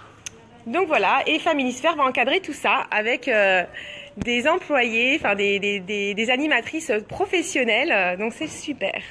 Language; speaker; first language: French; native; French